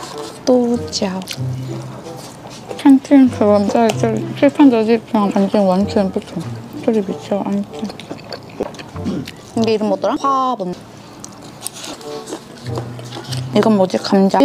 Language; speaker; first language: Chinese; non-native, fluent; Korean